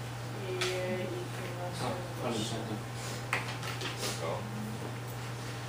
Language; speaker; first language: Japanese; non-native, learner; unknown